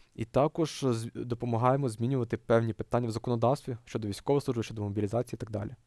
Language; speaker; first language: Ukrainian; native; Ukrainian